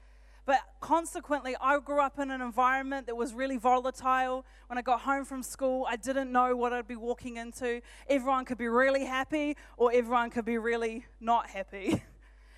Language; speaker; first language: English; native; English